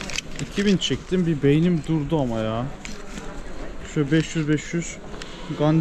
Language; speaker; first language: Turkish; native; Turkish